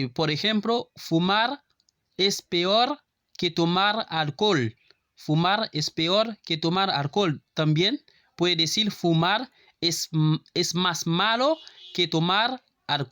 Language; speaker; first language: Spanish; non-native, learner; Haitian Creole